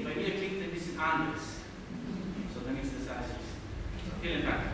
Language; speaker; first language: German; non-native, fluent; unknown